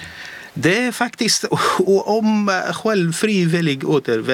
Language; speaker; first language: Swedish; non-native, learner; Arabic